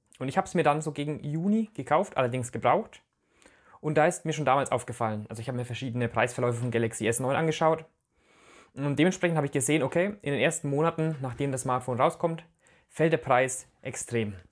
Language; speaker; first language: German; native; German